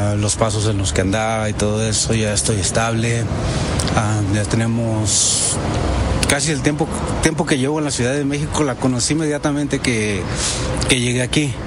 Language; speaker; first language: Spanish; early bilingual, heritage; Spanish